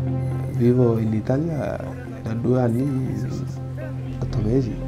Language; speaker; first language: Italian; non-native, learner; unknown